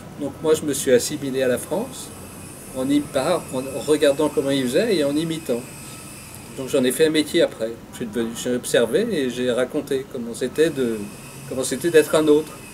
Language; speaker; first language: French; early bilingual, other home language; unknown